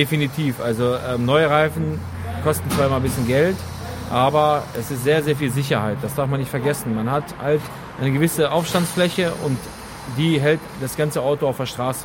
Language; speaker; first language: German; native; German